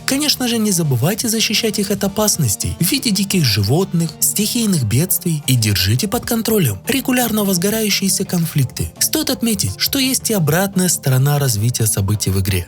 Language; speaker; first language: Russian; native; Russian